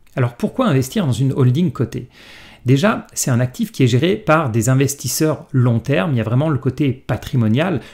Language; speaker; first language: French; native; French